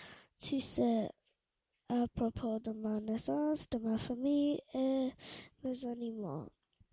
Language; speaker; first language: French; non-native, learner; English